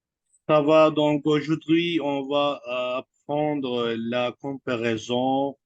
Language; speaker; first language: French; non-native, fluent; Hindi